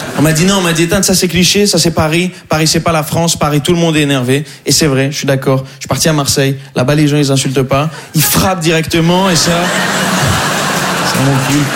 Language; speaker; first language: French; native; French